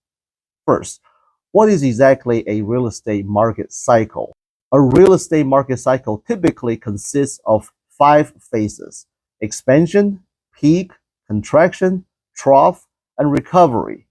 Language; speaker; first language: English; non-native, fluent; Chinese